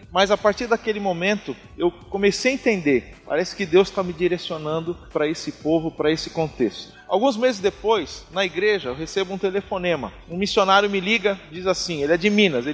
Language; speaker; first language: Portuguese; native; Portuguese